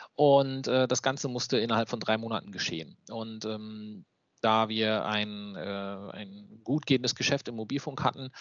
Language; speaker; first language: German; native; German